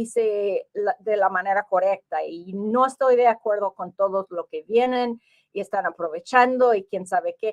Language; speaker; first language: Spanish; early bilingual, heritage; English